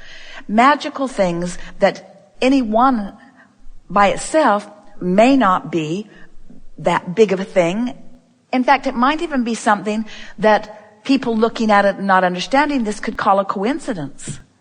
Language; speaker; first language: English; native; English